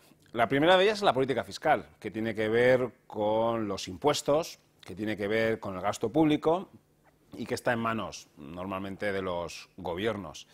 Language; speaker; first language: Spanish; native; Spanish